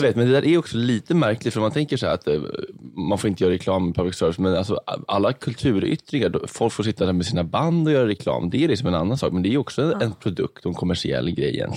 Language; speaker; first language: Swedish; native; Swedish